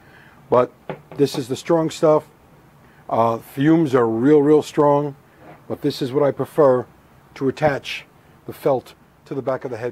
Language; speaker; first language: English; native; English